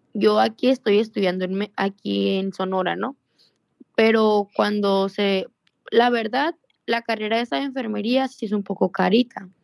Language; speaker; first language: Spanish; native; Spanish